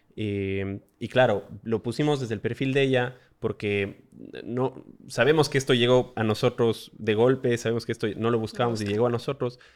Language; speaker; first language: Spanish; native; Spanish